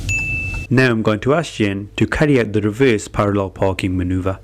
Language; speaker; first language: English; native; English